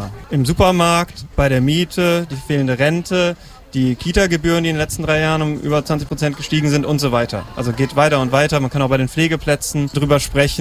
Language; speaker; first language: German; native; German